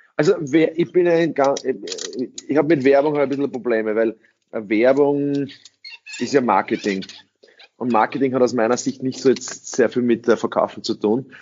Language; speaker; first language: German; early bilingual, other home language; English